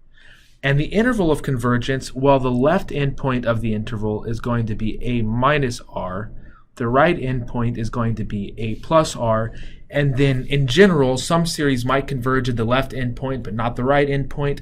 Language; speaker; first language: English; native; English